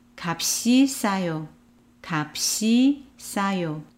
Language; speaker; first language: Korean; non-native, fluent; Chinese